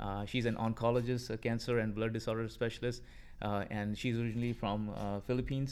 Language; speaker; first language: English; non-native, local second language; Punjabi